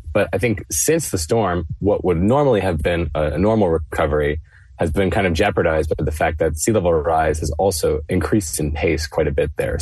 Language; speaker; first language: English; native; English